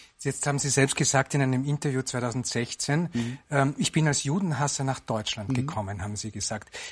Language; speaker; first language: German; native; German